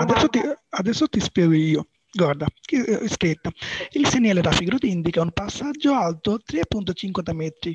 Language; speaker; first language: Italian; non-native, learner; Bangla